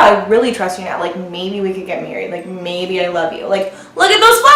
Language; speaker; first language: English; native; English